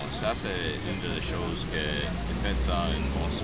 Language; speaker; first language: French; non-native, local second language; English